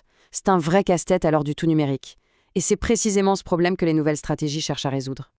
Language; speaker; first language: French; native; French